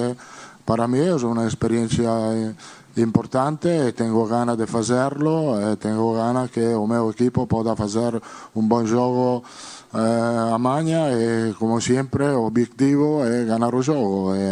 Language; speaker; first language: Portuguese; non-native, learner; Spanish